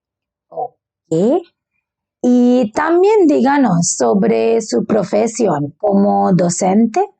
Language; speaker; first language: Spanish; non-native, learner; Bangla